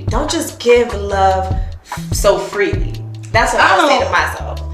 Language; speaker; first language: English; native; English